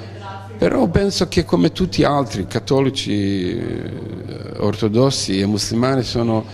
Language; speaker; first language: Italian; non-native, fluent; Croatian